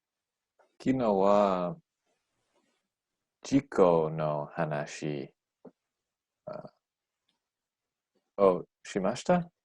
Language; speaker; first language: Japanese; non-native, learner; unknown